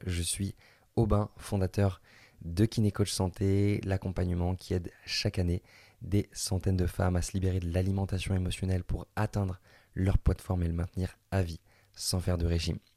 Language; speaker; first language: French; native; French